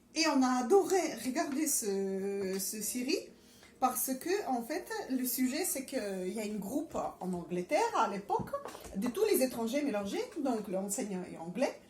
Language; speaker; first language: French; non-native, fluent; Russian